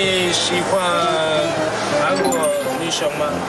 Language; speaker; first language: Chinese; non-native, learner; Korean